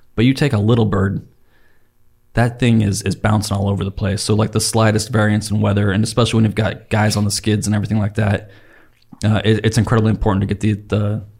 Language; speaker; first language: English; native; English